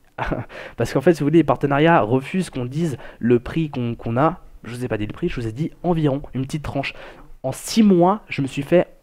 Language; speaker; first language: French; native; French